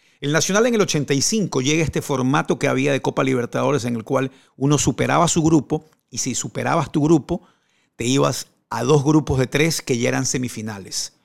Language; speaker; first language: Spanish; native; Spanish